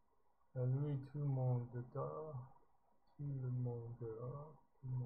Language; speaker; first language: French; non-native, learner; English